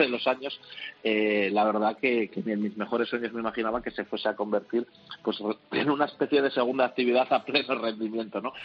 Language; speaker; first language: Spanish; native; Spanish